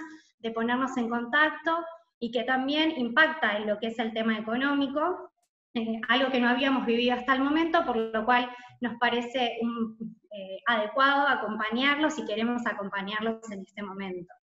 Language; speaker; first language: Spanish; native; Spanish